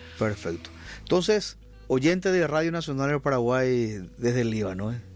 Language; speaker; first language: Spanish; native; Spanish